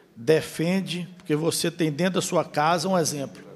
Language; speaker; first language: Portuguese; native; Portuguese